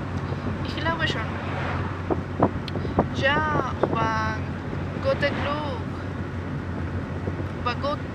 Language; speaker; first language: German; non-native, learner; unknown